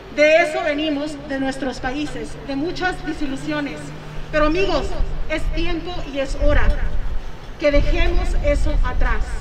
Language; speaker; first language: Spanish; early bilingual, heritage; Spanish